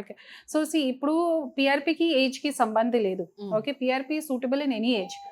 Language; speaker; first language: Telugu; non-native, local second language; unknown